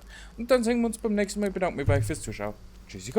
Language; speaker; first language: German; native; German